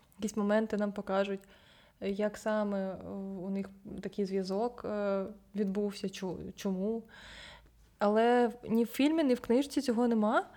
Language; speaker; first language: Ukrainian; non-native, local second language; Russian